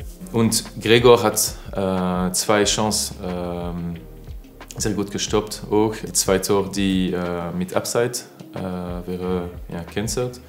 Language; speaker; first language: German; non-native, learner; French